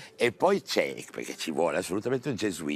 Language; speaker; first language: Italian; native; Italian